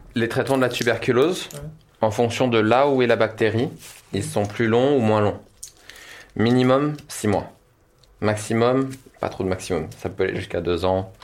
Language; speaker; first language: French; native; French